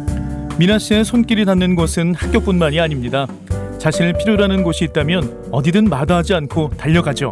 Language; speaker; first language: Korean; native; Korean